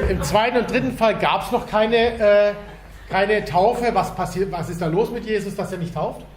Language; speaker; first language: German; native; German